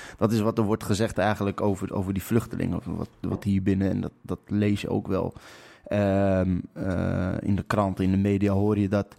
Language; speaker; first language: Dutch; native; Dutch